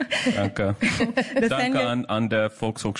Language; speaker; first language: German; non-native, learner; English